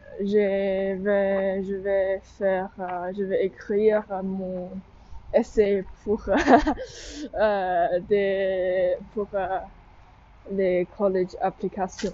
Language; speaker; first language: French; non-native, learner; English